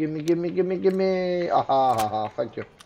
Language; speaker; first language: English; non-native, learner; Polish